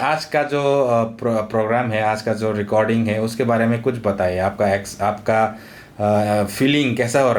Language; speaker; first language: Hindi; non-native, local second language; Kok Borok